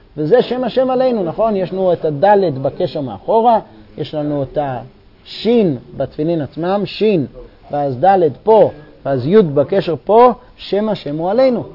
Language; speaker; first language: Hebrew; non-native, fluent; English